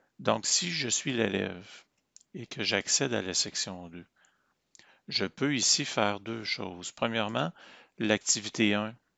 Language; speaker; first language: French; native; French